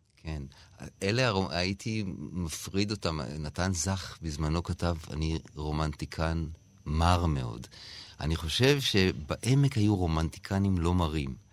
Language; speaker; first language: Hebrew; native; Hebrew